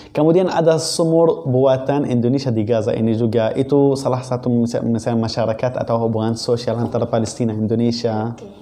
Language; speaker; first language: Indonesian; non-native, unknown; Arabic